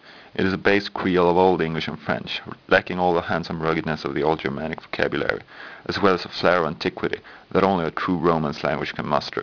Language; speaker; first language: English; non-native, fluent; Swedish